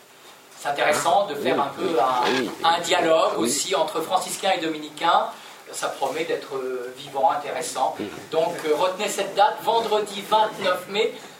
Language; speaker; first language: French; native; French